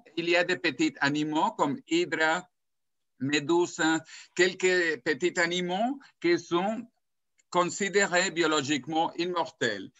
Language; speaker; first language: French; non-native, fluent; Spanish